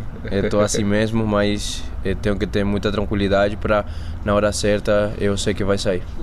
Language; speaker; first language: Portuguese; non-native, fluent; Spanish